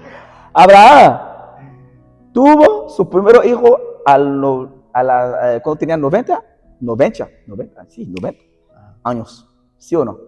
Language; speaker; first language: Spanish; non-native, fluent; Portuguese